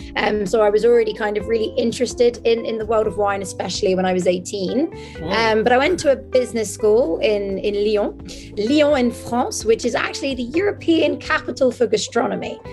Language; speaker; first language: English; early bilingual, other home language; French